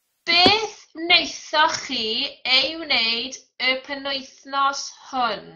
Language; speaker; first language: Welsh; non-native, fluent; English